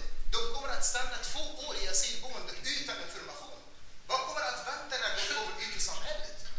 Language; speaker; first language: Swedish; non-native, fluent; Arabic